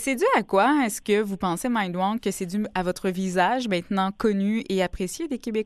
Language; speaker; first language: French; native; French